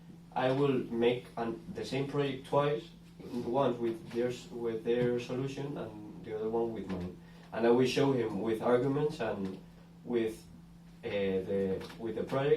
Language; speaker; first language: English; non-native, learner; Spanish